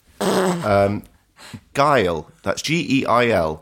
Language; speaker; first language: English; native; English